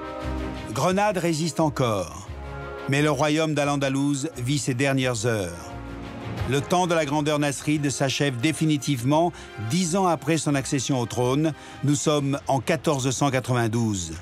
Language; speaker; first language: French; native; French